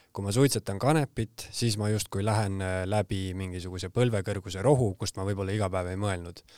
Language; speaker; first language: Estonian; native; Estonian